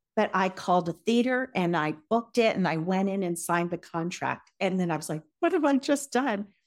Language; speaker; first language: English; native; English